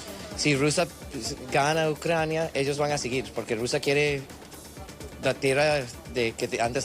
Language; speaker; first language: Spanish; early bilingual, heritage; Spanish